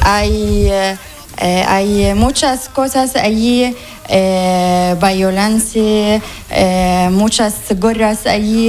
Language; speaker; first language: Spanish; non-native, learner; Arabic